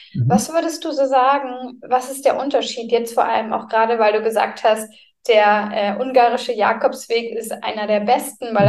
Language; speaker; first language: German; native; German